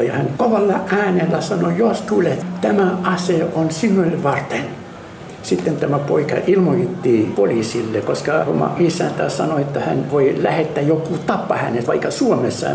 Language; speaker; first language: Finnish; non-native, learner; Arabic